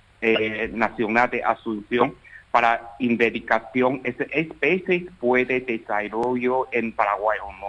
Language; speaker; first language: Spanish; non-native, learner; Chinese